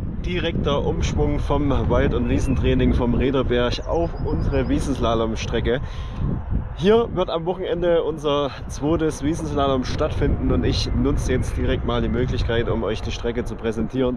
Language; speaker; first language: German; native; German